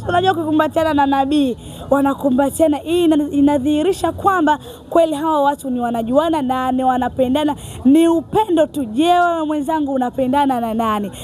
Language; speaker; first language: Swahili; native; Swahili